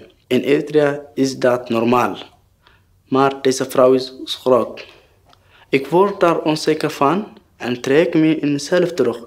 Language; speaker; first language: Dutch; non-native, learner; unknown